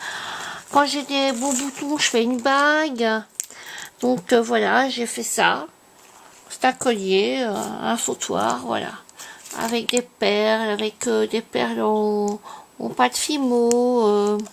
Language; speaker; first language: French; native; French